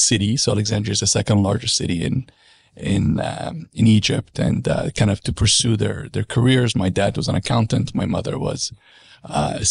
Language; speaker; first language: English; non-native, fluent; Arabic